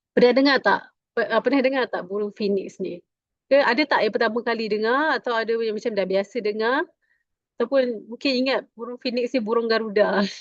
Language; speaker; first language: Malay; native; Malay